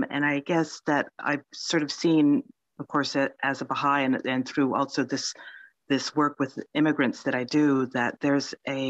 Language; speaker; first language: English; early bilingual, other home language; Finnish